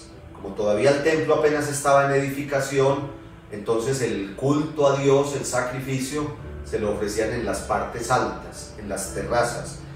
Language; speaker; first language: Spanish; native; Spanish